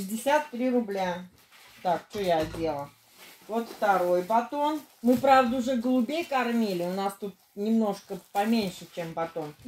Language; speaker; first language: Russian; native; Russian